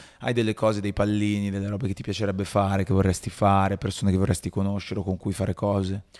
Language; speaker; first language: Italian; native; Italian